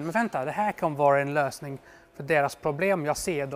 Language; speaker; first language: Swedish; non-native, fluent; English